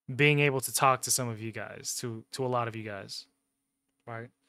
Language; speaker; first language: English; native; English